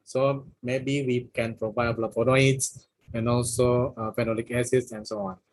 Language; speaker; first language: English; non-native, fluent; Indonesian